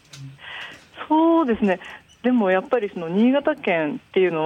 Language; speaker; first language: Japanese; native; Japanese